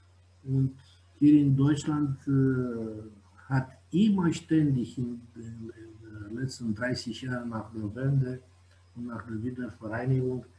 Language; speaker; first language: German; non-native, fluent; Romanian